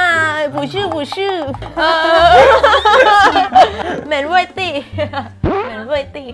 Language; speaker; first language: Chinese; non-native, learner; Thai